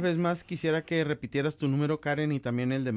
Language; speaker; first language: Spanish; native; Spanish